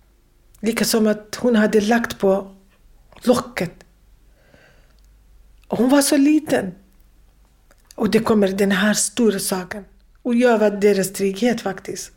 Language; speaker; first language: Swedish; non-native, fluent; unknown